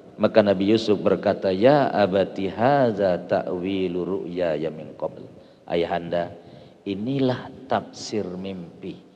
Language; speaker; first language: Indonesian; non-native, local second language; Sasak